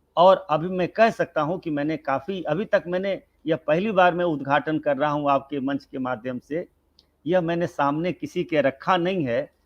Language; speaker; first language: Hindi; non-native, local second language; Bhojpuri